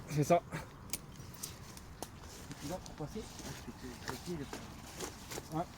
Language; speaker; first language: French; native; French